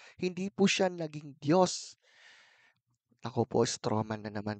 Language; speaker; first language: Filipino; native; Filipino